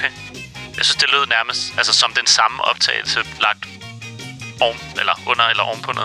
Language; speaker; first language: Danish; native; Danish